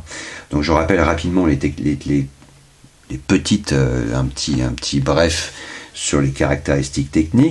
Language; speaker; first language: French; native; French